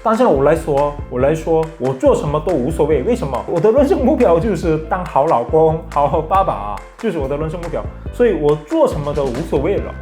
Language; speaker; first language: Chinese; non-native, fluent; Korean